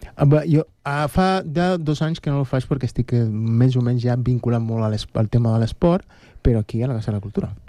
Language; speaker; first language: Catalan; non-native, fluent; Spanish